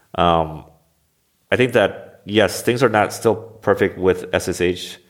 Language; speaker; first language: English; native; English